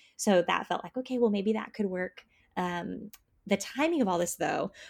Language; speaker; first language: English; native; English